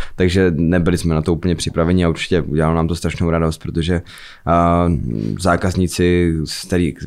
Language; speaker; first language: Czech; native; Czech